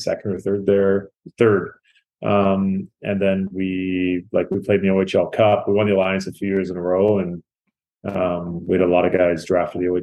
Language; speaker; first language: English; native; English